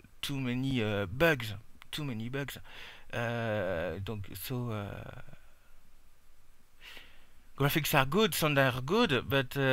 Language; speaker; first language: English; non-native, learner; French